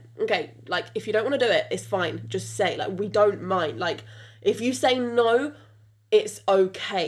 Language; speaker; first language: English; non-native, local second language; French